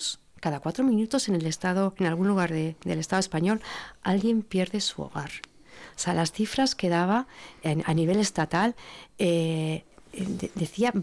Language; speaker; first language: Spanish; native; Spanish